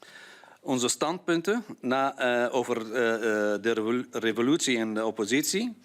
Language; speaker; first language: Dutch; non-native, fluent; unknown